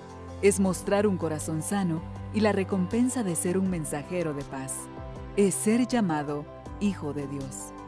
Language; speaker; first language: Spanish; native; Spanish